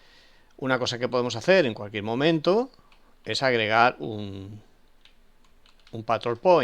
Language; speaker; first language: Spanish; native; Spanish